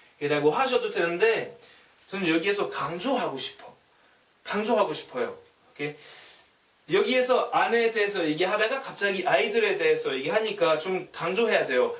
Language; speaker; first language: Korean; non-native, fluent; French